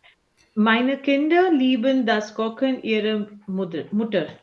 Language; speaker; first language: German; non-native, learner; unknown